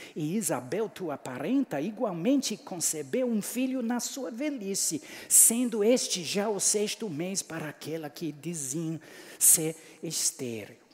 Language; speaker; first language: Portuguese; non-native, fluent; English